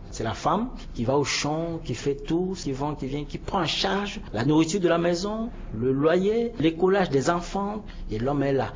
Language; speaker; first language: French; non-native, local second language; Sango